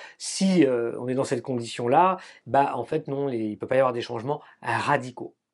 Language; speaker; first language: French; native; French